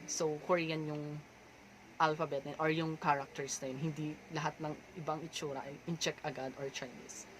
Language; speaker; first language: Filipino; native; Filipino